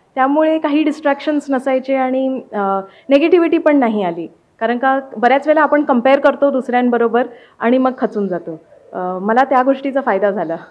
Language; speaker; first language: Marathi; native; Marathi